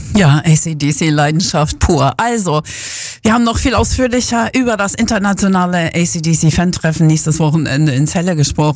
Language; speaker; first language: German; native; German